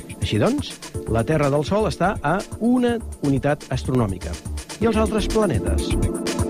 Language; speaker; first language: Catalan; native; Catalan